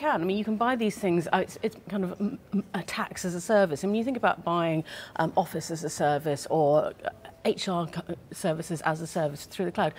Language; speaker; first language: English; native; English